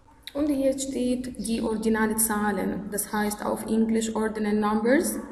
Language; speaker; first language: German; non-native, fluent; Arabic